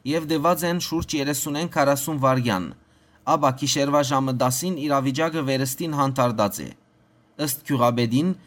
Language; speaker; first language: Armenian; early bilingual, heritage; Armenian